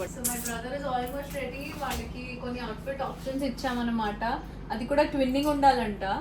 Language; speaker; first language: Telugu; non-native, fluent; Hindi